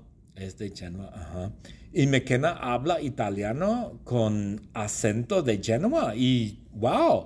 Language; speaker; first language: Spanish; non-native, fluent; English